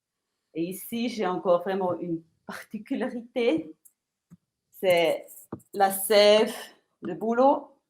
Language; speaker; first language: French; non-native, local second language; Italian